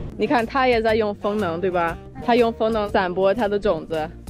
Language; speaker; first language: Chinese; non-native, fluent; English